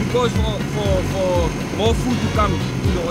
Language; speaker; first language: English; non-native, fluent; Spanish